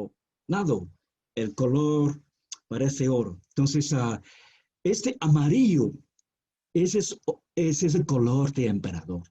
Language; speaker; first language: Spanish; non-native, fluent; Chinese